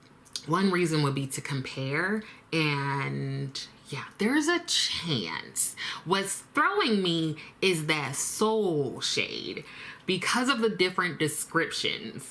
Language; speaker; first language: English; native; English